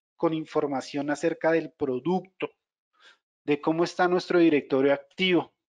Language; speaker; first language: Spanish; native; Spanish